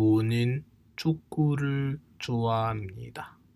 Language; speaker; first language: Korean; non-native, fluent; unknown